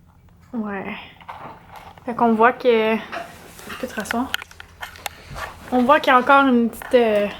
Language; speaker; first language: French; native; French